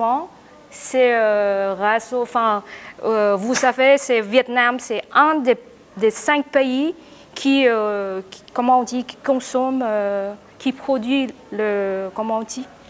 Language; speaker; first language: French; non-native, learner; Vietnamese